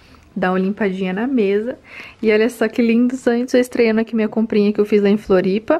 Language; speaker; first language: Portuguese; native; Portuguese